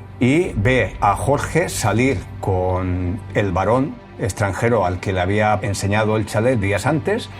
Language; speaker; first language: Spanish; native; Spanish